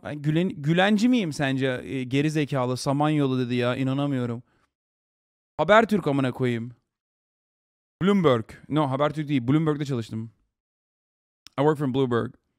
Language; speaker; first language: Turkish; early bilingual, heritage; Turkish